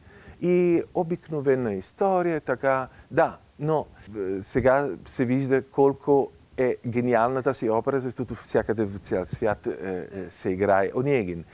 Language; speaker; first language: Bulgarian; non-native, fluent; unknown